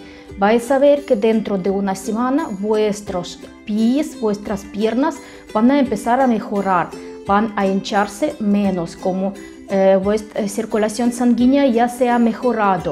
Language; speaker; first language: Spanish; non-native, fluent; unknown